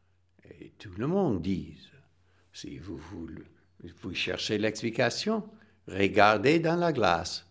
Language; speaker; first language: French; non-native, fluent; English